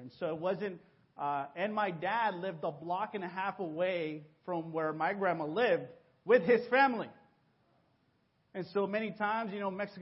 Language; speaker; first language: English; early bilingual, other home language; Spanish